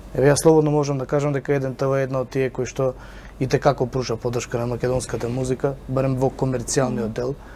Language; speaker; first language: Macedonian; native; Macedonian